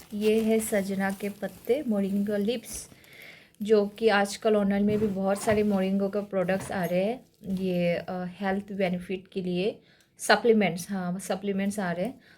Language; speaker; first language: Hindi; non-native, local second language; Kok Borok